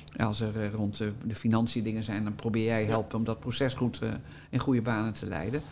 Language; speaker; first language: Dutch; native; Dutch